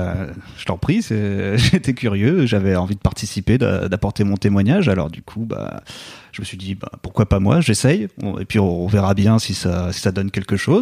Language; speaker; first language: French; native; French